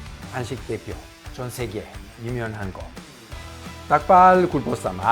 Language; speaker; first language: Korean; non-native, learner; Italian